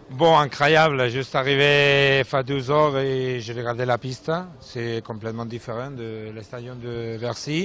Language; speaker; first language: French; non-native, learner; Spanish